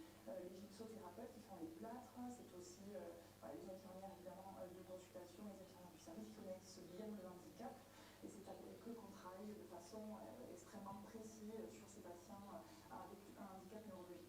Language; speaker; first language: French; native; French